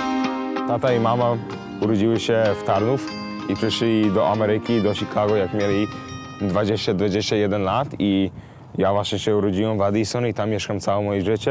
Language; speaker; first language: Polish; early bilingual, heritage; English